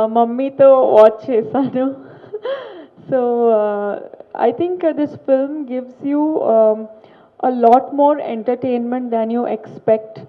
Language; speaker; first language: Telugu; non-native, learner; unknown